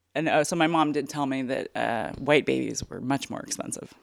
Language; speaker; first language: English; early bilingual, other home language; Korean